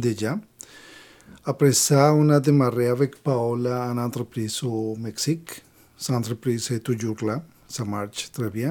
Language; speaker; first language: French; non-native, learner; Spanish